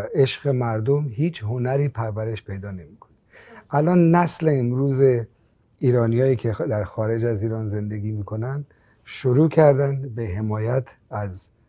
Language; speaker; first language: Persian; non-native, local second language; Armenian